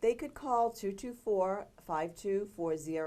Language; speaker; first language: English; native; English